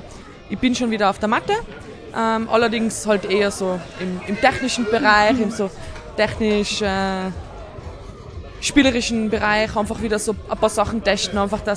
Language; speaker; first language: German; native; German